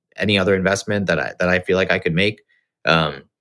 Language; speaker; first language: English; native; English